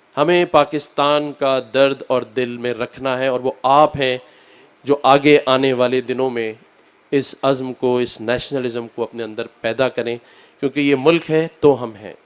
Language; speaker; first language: Urdu; native; Urdu